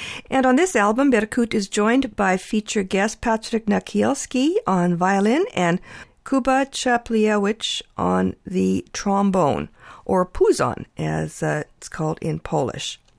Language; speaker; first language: English; early bilingual, other home language; Ukrainian